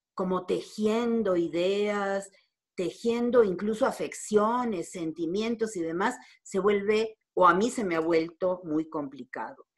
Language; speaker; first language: Spanish; native; Spanish